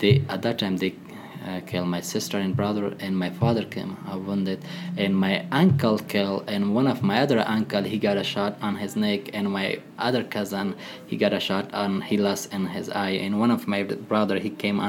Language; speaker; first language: English; non-native, learner; Persian